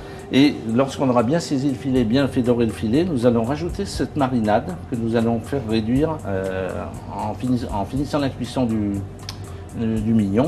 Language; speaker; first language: French; native; French